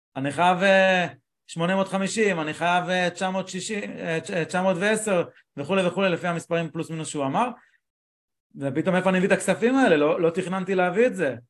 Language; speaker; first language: Hebrew; native; Hebrew